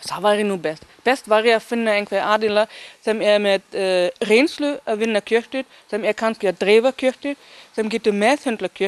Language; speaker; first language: Icelandic; non-native, learner; Danish